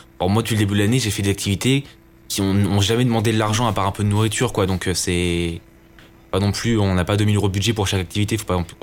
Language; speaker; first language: French; native; French